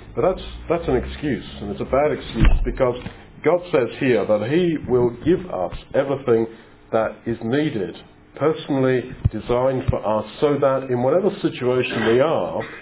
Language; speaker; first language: English; native; English